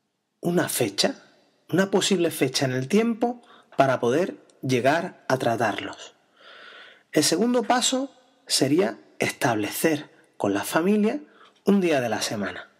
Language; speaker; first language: Spanish; native; Spanish